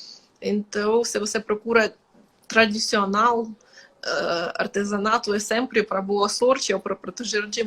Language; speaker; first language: Portuguese; non-native, fluent; Ukrainian